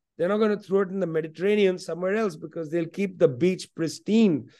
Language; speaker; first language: English; non-native, local second language; Punjabi